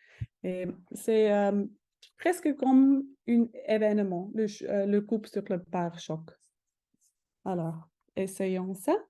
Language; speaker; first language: French; non-native, fluent; German